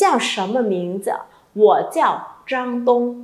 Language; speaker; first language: Chinese; non-native, fluent; Vietnamese